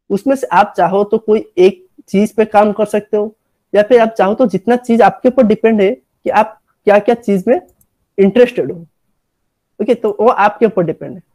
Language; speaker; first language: Hindi; non-native, local second language; Odia